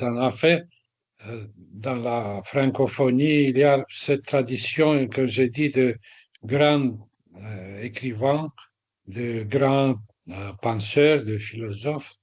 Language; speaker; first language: French; non-native, fluent; Romanian